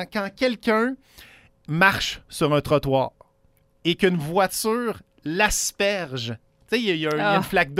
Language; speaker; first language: French; native; French